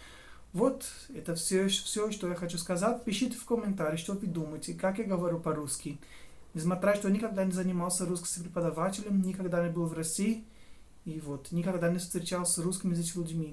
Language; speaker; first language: Russian; non-native, fluent; Portuguese